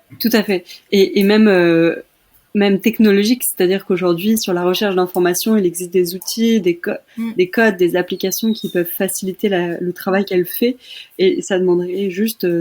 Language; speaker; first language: French; native; French